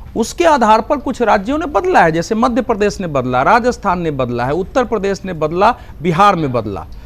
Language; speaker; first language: Hindi; native; Hindi